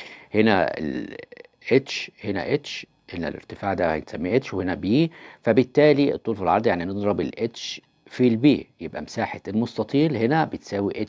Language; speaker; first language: Arabic; native; Arabic